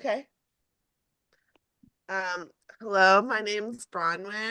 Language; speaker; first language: English; native; English